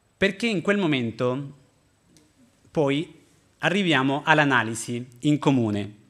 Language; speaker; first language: Italian; non-native, fluent; Spanish